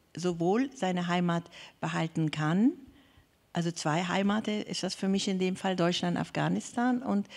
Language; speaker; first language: German; non-native, fluent; Persian